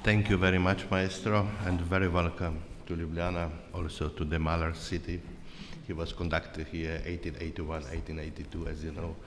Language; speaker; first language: English; non-native, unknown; Slovenian